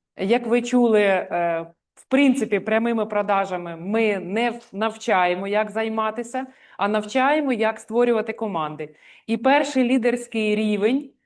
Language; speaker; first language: Ukrainian; native; Ukrainian